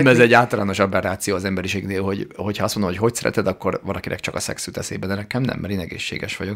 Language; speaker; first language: Hungarian; native; Hungarian